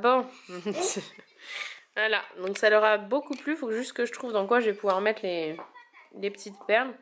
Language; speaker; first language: French; native; French